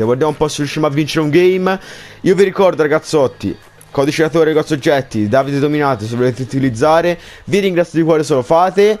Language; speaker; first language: Italian; native; Italian